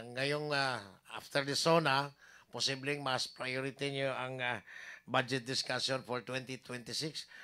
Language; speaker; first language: Filipino; non-native, local second language; Cebuano